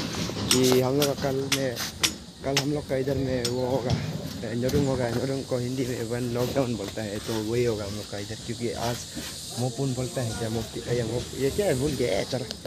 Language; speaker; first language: Hindi; non-native, local second language; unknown